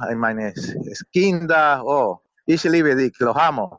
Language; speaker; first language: German; non-native, learner; Spanish